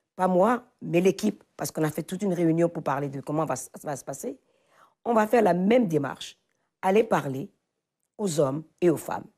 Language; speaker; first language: French; non-native, local second language; Fon